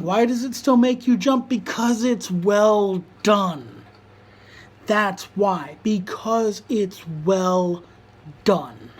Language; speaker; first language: English; native; English